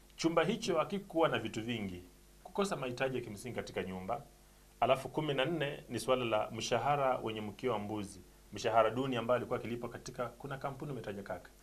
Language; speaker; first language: Swahili; native; Swahili